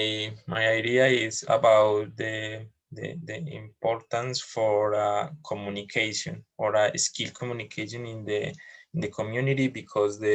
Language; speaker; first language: English; non-native, learner; Spanish